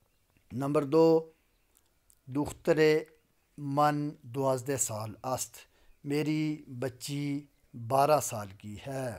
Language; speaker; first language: Persian; non-native, local second language; Urdu